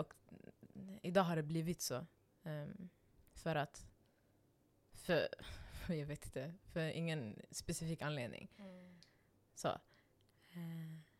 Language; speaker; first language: Swedish; non-native, local second language; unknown